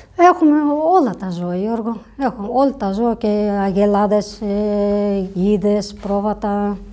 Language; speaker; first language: Greek; non-native, fluent; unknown